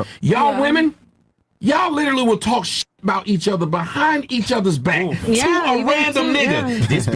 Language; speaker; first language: English; native; English